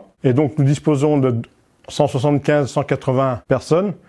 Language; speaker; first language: French; native; French